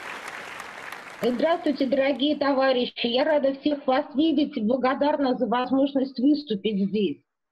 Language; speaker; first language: Russian; native; Russian